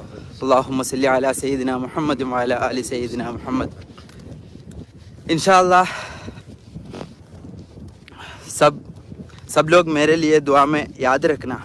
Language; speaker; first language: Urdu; non-native, learner; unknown